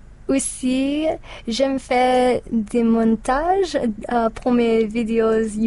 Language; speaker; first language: French; non-native, learner; English